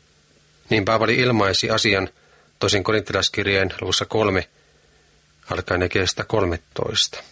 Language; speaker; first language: Finnish; native; Finnish